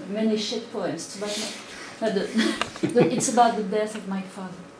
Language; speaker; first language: English; non-native, fluent; French